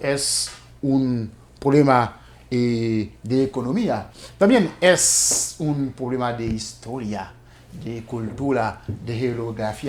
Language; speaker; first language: Spanish; non-native, fluent; Haitian Creole